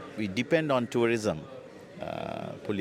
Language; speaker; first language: French; non-native, fluent; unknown